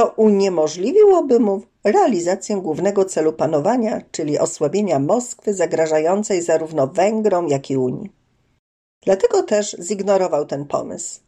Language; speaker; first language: Polish; native; Polish